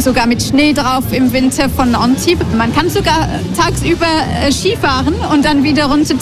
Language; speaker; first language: German; non-native, fluent; English